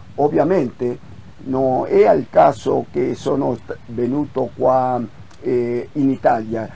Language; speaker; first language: Italian; non-native, fluent; Spanish